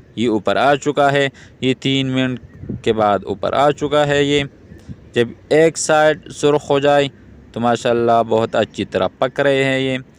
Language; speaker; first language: Urdu; non-native, local second language; Pashto